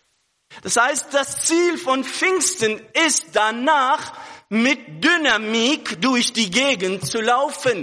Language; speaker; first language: German; non-native, fluent; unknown